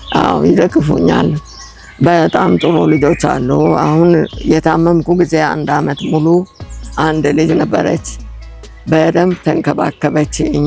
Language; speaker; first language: Amharic; early bilingual, other home language; Finnish